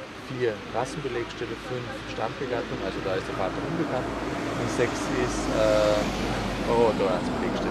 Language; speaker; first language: German; native; German